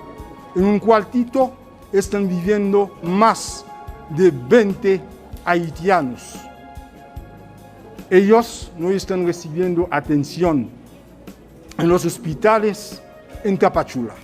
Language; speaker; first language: Spanish; non-native, fluent; Haitian Creole